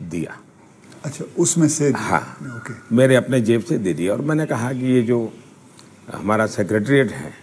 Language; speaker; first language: Hindi; non-native, local second language; Gujarati